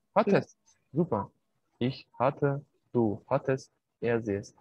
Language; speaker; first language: German; non-native, fluent; Turkish